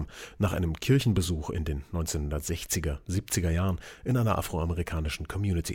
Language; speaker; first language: German; native; German